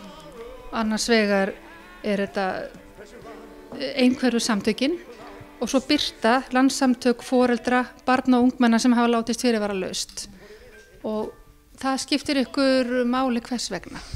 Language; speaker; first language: Icelandic; native; Icelandic